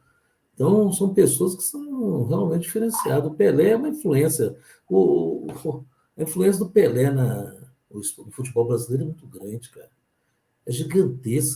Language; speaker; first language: Portuguese; native; Portuguese